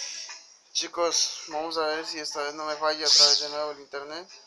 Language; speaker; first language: Spanish; native; Spanish